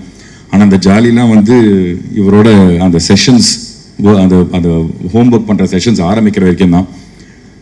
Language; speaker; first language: Tamil; native; Tamil